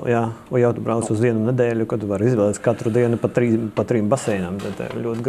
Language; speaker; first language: Latvian; non-native, local second language; Russian